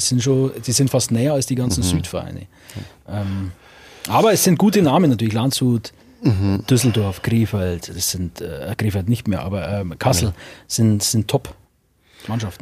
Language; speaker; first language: German; native; German